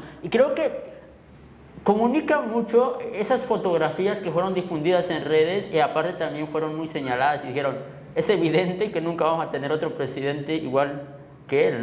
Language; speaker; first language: Spanish; native; Spanish